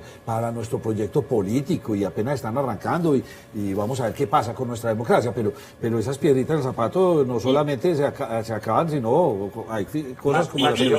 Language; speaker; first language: Spanish; native; Spanish